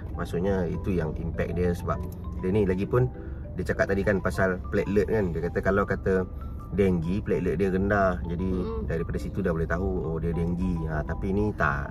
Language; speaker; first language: Malay; native; Malay